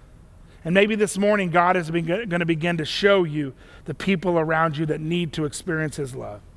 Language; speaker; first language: English; native; English